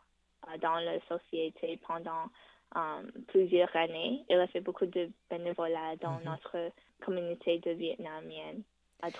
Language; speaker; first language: French; non-native, fluent; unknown